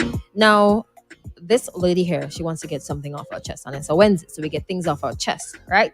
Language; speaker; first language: English; native; English